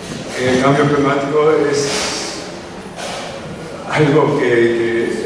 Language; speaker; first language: Spanish; non-native, fluent; German